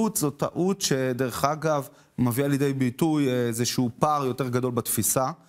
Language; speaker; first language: Hebrew; native; Hebrew